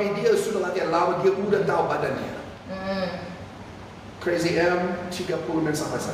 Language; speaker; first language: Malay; non-native, fluent; English